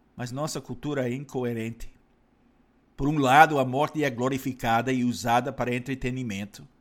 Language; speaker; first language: Portuguese; non-native, fluent; English